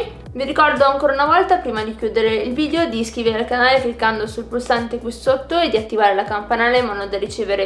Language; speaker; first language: Italian; native; Italian